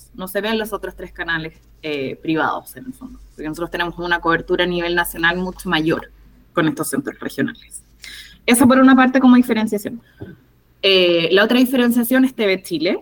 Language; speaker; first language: Spanish; native; Spanish